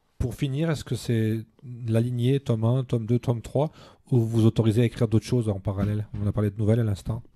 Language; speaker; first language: French; native; French